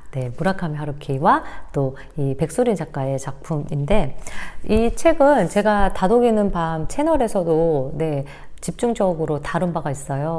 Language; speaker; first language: Korean; native; Korean